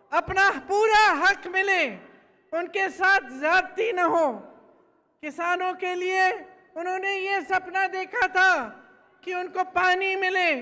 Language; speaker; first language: Hindi; native; Hindi